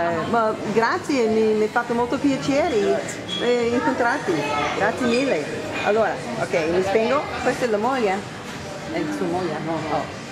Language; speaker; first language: Italian; non-native, learner; English